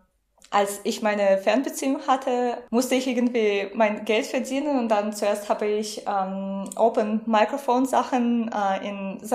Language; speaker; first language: German; non-native, fluent; Russian